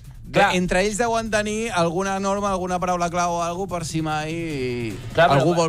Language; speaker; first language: Catalan; native; Catalan